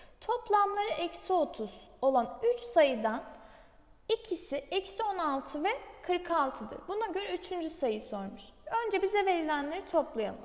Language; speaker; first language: Turkish; native; Turkish